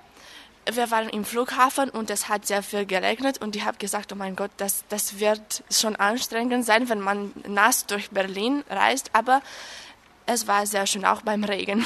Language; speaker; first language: German; non-native, fluent; Romanian